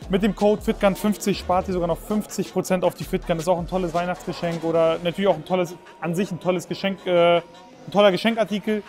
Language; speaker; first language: German; early bilingual, other home language; Kurdish